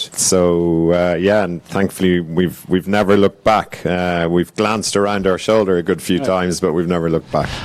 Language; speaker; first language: English; native; English